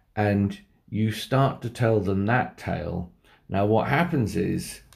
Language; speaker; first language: English; native; English